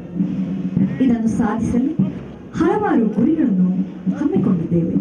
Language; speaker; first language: Kannada; native; Kannada